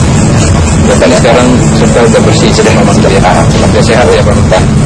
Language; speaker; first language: Indonesian; native; Indonesian